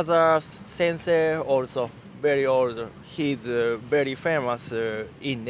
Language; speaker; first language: English; non-native, learner; Japanese